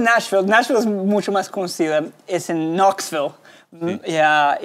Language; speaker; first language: Spanish; non-native, fluent; English